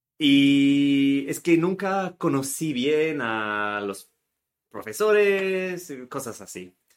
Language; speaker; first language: Spanish; non-native, fluent; English